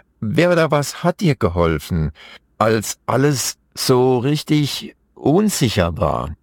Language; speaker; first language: German; native; German